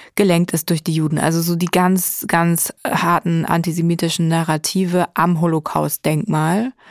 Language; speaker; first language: German; native; German